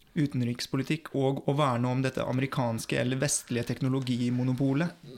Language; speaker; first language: Norwegian; native; Norwegian